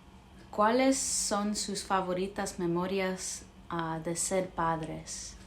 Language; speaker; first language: Spanish; early bilingual, heritage; English